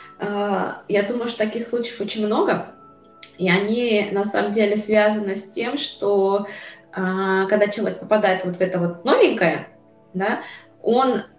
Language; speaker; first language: Russian; native; Russian